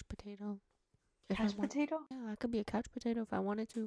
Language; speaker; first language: English; native; English